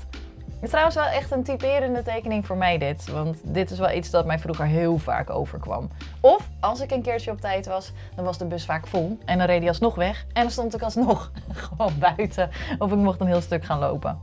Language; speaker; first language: Dutch; native; Dutch